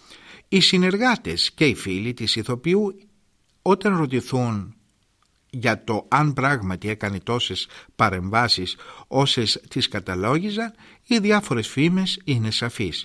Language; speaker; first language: Greek; native; Greek